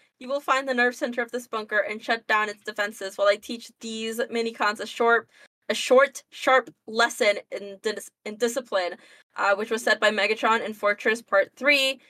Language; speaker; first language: English; early bilingual, other home language; Spanish